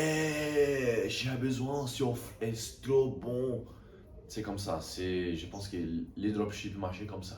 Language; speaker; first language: French; non-native, learner; Portuguese